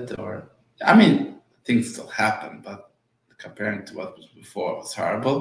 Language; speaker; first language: English; early bilingual, other home language; Yiddish